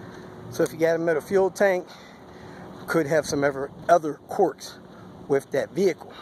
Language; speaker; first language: English; native; English